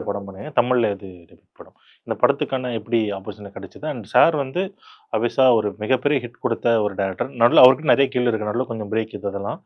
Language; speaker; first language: Tamil; native; Tamil